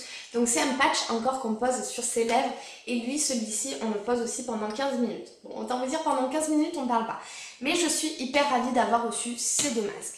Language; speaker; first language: French; native; French